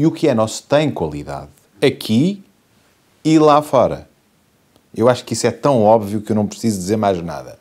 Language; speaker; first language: Portuguese; native; Portuguese